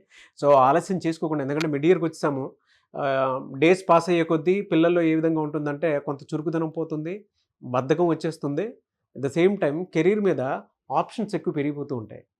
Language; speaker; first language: Telugu; native; Telugu